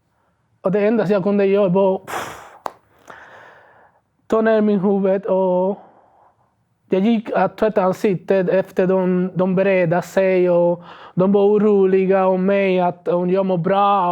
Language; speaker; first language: Swedish; non-native, learner; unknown